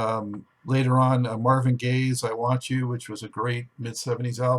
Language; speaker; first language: English; native; English